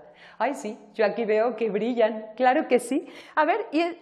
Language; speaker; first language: Spanish; native; Spanish